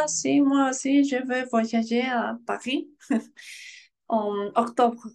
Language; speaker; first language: French; non-native, learner; Spanish